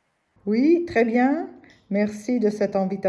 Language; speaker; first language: French; non-native, fluent; Italian